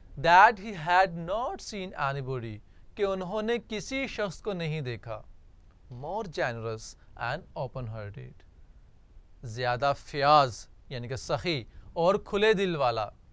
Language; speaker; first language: English; non-native, local second language; Urdu